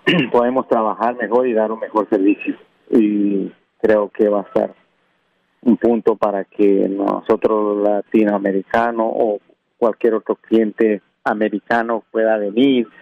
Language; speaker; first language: Spanish; non-native, local second language; Kʼicheʼ